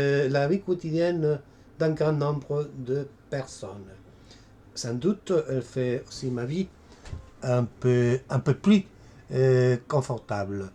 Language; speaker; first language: French; non-native, fluent; Spanish